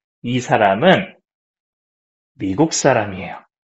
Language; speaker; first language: Korean; native; Korean